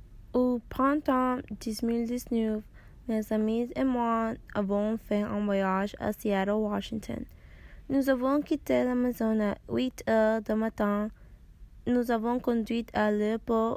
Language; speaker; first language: French; non-native, learner; English